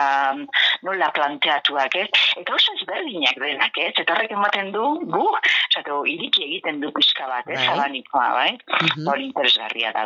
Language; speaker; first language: Basque; native; Basque